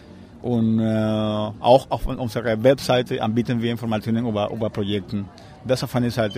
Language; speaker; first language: German; non-native, learner; Spanish